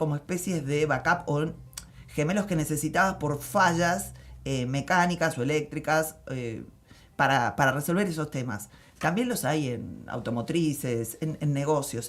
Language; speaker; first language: Spanish; native; Spanish